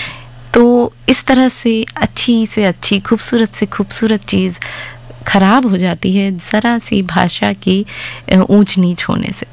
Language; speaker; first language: Hindi; native; Hindi